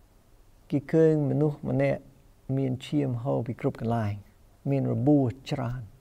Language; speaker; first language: Khmer; non-native, fluent; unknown